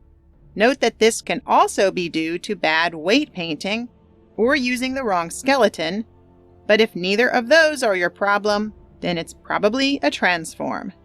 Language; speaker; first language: English; native; English